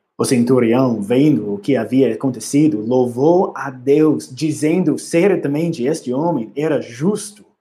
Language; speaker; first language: Portuguese; non-native, learner; English